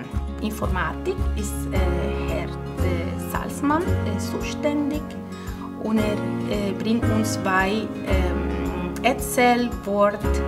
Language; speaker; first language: German; non-native, fluent; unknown